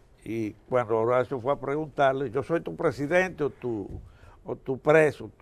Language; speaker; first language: Spanish; native; Spanish